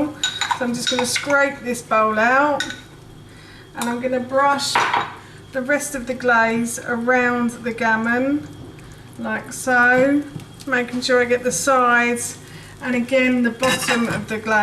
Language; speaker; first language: English; native; English